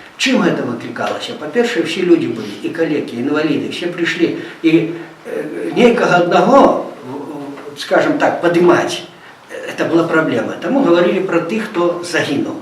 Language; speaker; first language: Belarusian; non-native, local second language; Russian